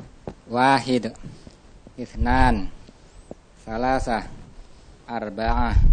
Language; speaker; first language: Arabic; non-native, learner; Indonesian